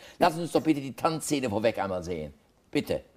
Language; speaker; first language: German; native; German